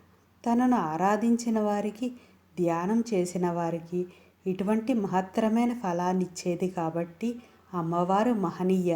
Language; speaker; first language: Telugu; native; Telugu